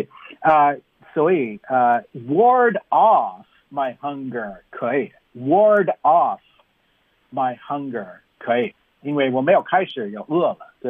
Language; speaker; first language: Chinese; non-native, fluent; English